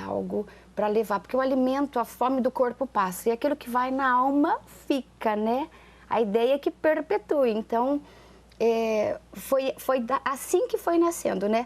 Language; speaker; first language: Portuguese; native; Portuguese